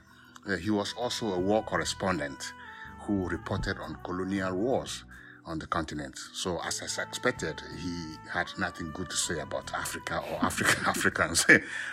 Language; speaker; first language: English; non-native, local second language; Ewe